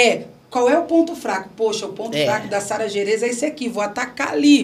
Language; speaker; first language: Portuguese; native; Portuguese